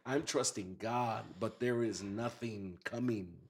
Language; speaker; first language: English; early bilingual, other home language; Spanish